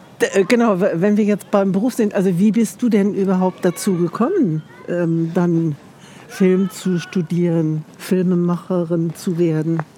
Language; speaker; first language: German; native; German